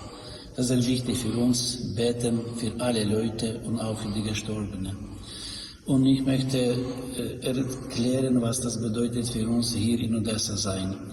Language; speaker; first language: German; non-native, learner; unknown